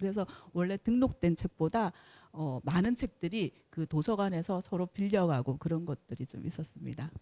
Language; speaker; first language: Korean; native; Korean